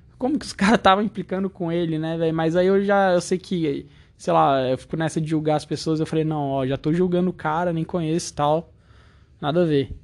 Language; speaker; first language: Portuguese; native; Portuguese